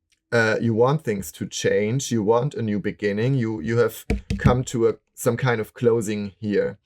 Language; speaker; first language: English; non-native, fluent; German